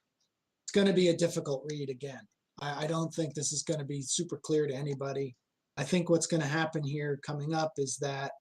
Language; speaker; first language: English; native; English